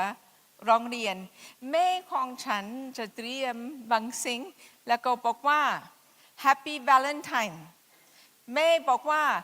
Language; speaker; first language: Thai; non-native, fluent; English